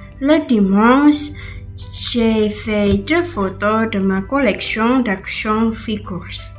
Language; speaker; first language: French; non-native, learner; Indonesian